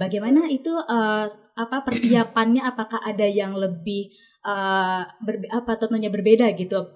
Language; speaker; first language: Indonesian; native; Indonesian